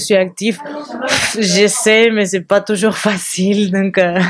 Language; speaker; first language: French; non-native, fluent; Spanish